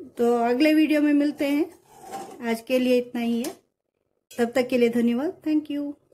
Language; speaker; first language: Hindi; non-native, local second language; Kannada